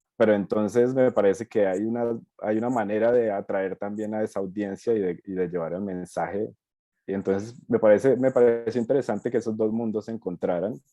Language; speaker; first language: Spanish; native; Spanish